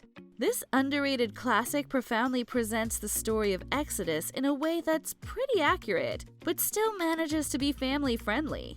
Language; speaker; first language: English; native; English